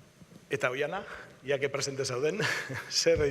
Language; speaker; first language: Basque; native; Basque